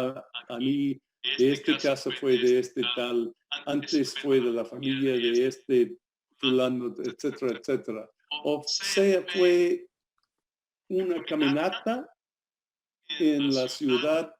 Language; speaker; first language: Spanish; non-native, fluent; English